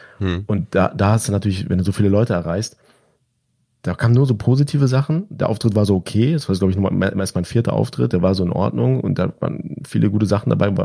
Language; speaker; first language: German; early bilingual, other home language; Turkish